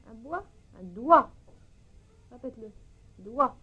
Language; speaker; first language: French; native; French